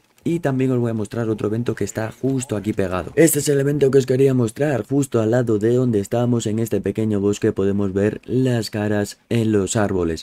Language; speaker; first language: Spanish; native; Spanish